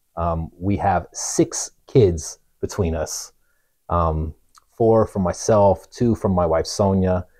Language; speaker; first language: English; native; English